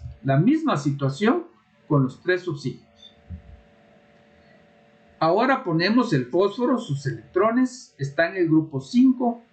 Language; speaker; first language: Spanish; native; Spanish